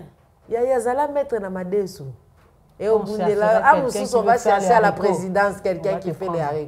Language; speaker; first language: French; non-native, local second language; Lingala